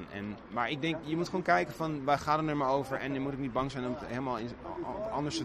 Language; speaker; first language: Dutch; native; Dutch